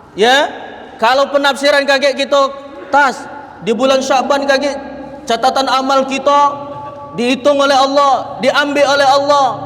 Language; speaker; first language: Malay; native; Malay